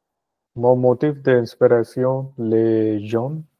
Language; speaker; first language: French; non-native, learner; Punjabi